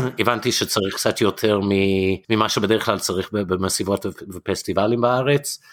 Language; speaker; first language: Hebrew; non-native, fluent; English